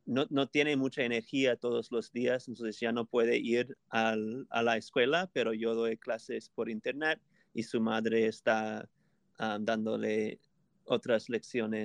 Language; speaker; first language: Spanish; non-native, fluent; English